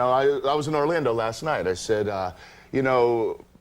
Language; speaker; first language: English; native; English